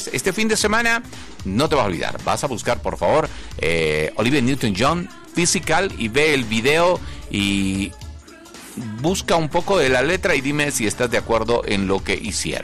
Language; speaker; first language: Spanish; native; Spanish